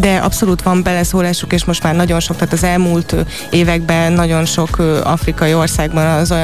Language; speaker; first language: Hungarian; native; Hungarian